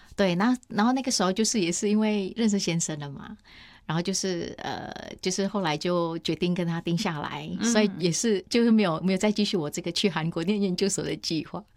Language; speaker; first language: Chinese; non-native, fluent; Vietnamese